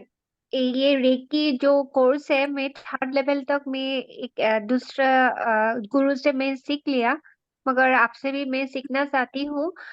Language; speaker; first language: Hindi; non-native, local second language; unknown